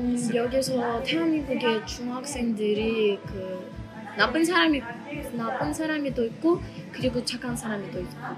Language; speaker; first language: Korean; early bilingual, other home language; Russian